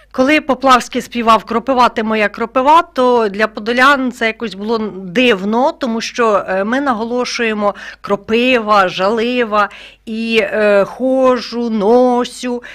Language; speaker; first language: Ukrainian; native; Ukrainian